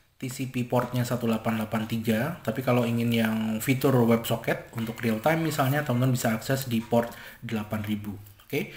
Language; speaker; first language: Indonesian; native; Indonesian